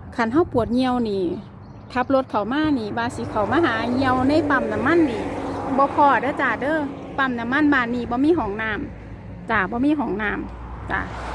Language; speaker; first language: Thai; native; Thai